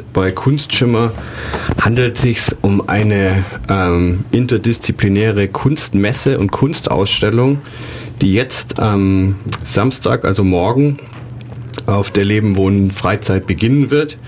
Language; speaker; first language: German; native; German